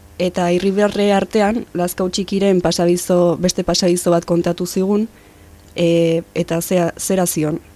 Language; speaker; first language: Basque; non-native, local second language; Spanish